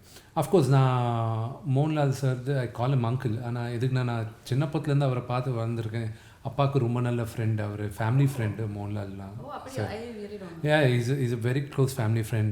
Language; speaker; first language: Tamil; non-native, local second language; Telugu